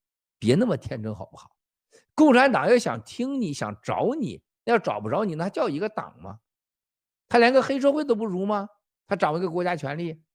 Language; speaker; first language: Chinese; native; Chinese